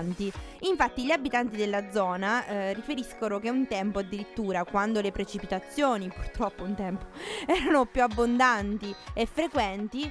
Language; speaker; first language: Italian; native; Italian